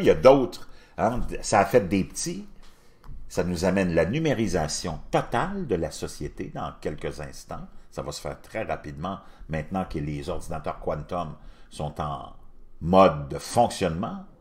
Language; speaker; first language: French; native; French